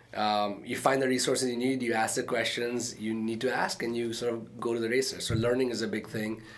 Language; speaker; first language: English; early bilingual, other home language; Arabic